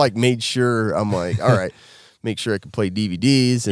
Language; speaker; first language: English; native; English